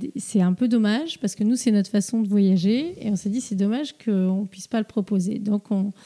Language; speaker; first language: French; native; French